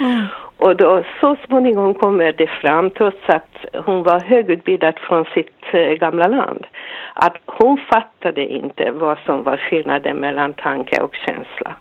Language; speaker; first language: Swedish; non-native, fluent; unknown